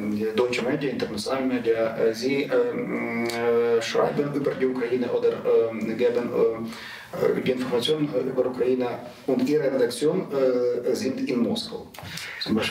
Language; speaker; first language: German; non-native, learner; Ukrainian